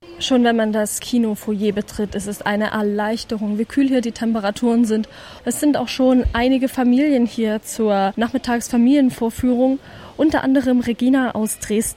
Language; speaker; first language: German; native; German